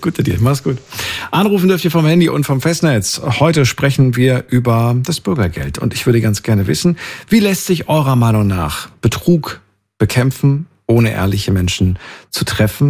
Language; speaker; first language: German; native; German